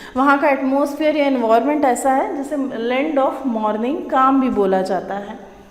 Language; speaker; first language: Hindi; native; Hindi